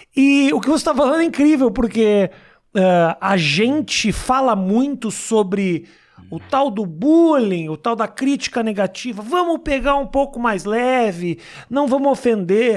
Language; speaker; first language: Portuguese; native; Portuguese